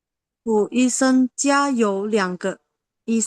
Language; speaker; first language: Chinese; non-native, learner; Indonesian